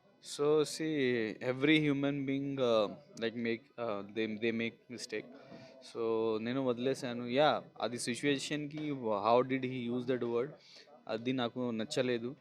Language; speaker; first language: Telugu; non-native, local second language; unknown